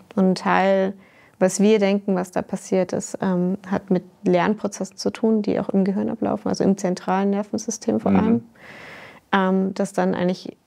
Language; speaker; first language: German; native; German